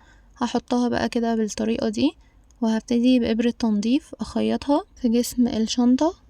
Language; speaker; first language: Arabic; native; Arabic